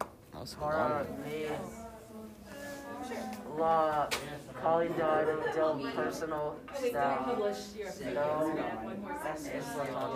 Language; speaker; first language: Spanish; non-native, learner; English